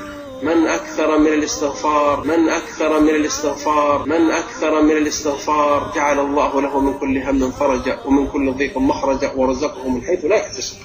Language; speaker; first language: Arabic; native; Arabic